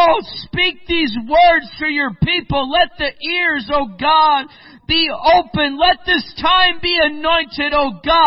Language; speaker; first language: English; native; English